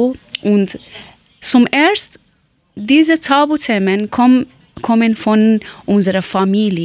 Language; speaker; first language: German; non-native, learner; Persian